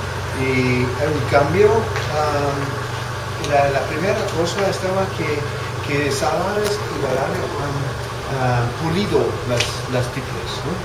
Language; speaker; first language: Spanish; non-native, fluent; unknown